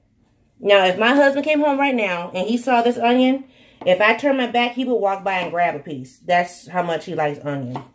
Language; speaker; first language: English; native; English